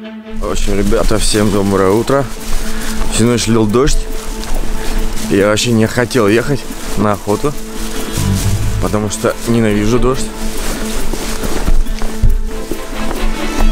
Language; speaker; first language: Russian; native; Russian